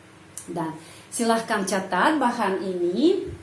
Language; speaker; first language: Indonesian; non-native, fluent; Russian